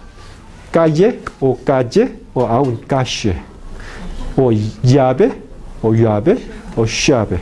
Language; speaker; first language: Spanish; non-native, fluent; Korean